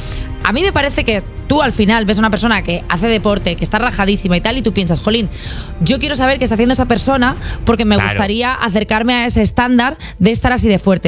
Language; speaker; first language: Spanish; native; Spanish